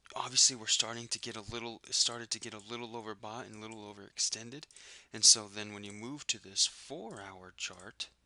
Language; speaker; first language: English; native; English